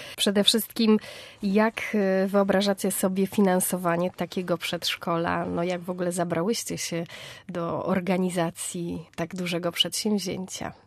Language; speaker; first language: Polish; native; Polish